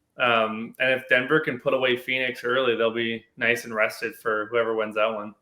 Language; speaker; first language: English; native; English